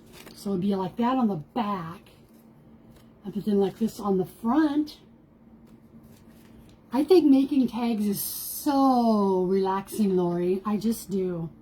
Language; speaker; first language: English; native; English